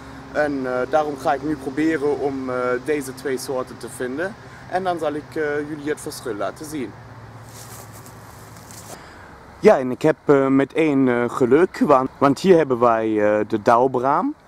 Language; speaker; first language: Dutch; non-native, fluent; German